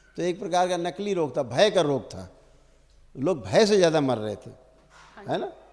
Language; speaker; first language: Hindi; native; Hindi